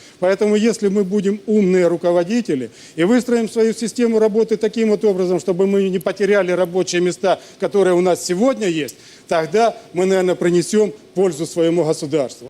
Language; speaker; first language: Russian; native; Russian